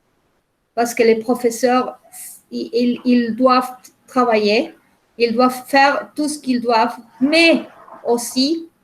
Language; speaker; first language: French; non-native, fluent; Spanish